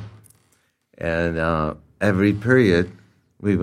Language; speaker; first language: English; non-native, fluent; Czech